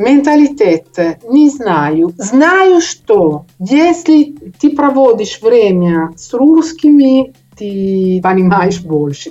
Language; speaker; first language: Russian; non-native, learner; Italian